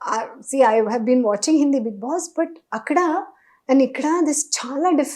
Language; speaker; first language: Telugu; non-native, local second language; Hindi